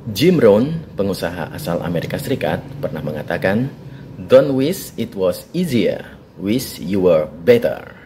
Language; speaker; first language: English; non-native, learner; Indonesian